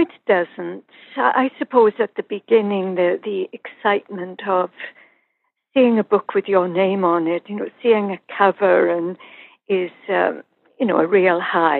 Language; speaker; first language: English; native; English